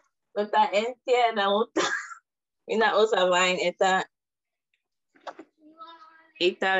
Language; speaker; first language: Finnish; non-native, learner; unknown